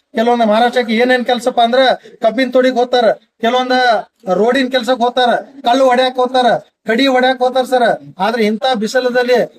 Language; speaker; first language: Kannada; non-native, local second language; Lambadi